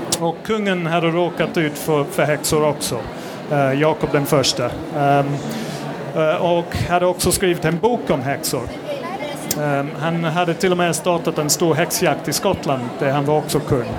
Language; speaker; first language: Swedish; non-native, fluent; English